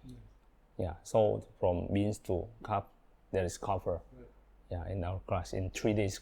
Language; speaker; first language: English; non-native, learner; Indonesian